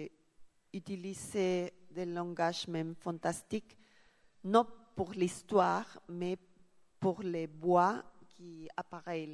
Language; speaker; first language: French; non-native, learner; Spanish